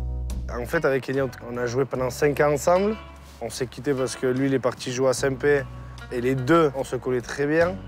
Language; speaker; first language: French; native; French